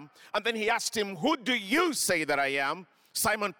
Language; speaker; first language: English; non-native, local second language; Luyia